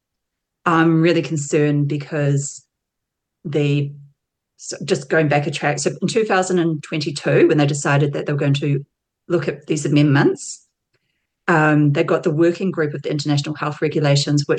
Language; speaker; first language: English; native; English